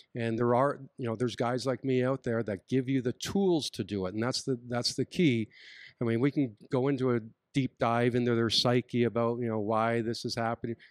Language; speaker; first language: English; native; English